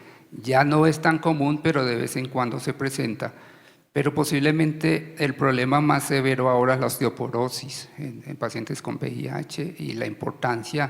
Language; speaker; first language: Spanish; native; Spanish